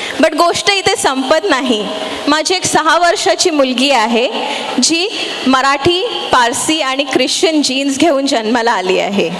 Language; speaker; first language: Marathi; non-native, local second language; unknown